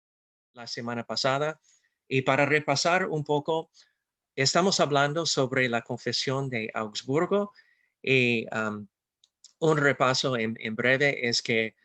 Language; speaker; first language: Spanish; non-native, fluent; English